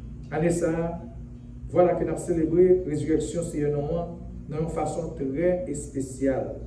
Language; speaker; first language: French; non-native, local second language; Haitian Creole